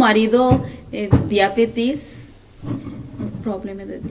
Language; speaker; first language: Spanish; non-native, learner; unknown